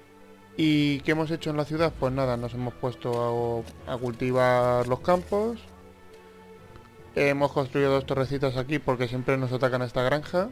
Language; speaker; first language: Spanish; native; Spanish